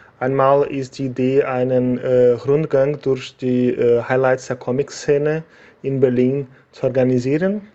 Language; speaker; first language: German; non-native, fluent; Portuguese